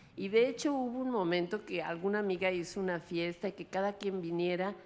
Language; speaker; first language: Spanish; early bilingual, other home language; Russian